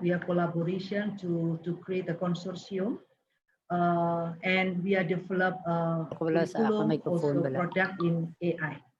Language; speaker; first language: English; non-native, learner; Indonesian